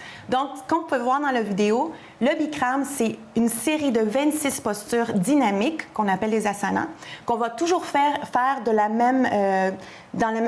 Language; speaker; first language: French; native; French